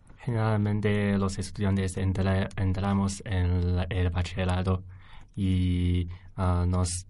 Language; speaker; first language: Spanish; non-native, learner; Chinese